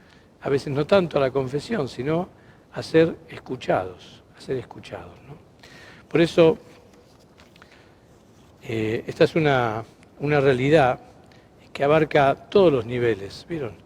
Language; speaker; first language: Spanish; native; Spanish